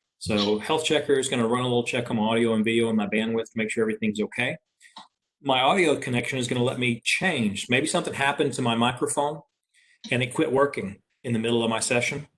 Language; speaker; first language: English; native; English